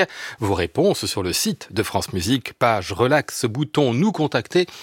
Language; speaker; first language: French; native; French